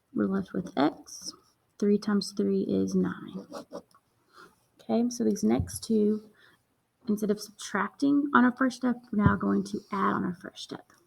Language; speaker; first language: English; native; English